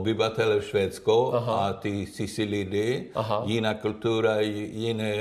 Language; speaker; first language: Czech; non-native, learner; Swedish